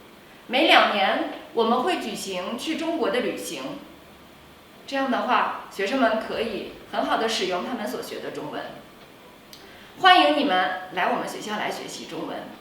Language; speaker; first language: Chinese; non-native, fluent; French